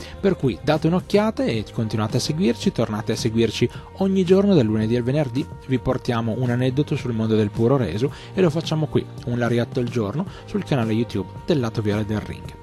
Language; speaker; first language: Italian; native; Italian